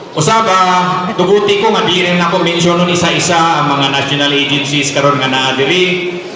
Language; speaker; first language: Cebuano; native; Cebuano